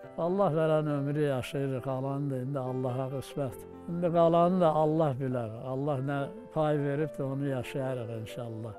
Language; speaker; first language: Azerbaijani; non-native, local second language; Avaric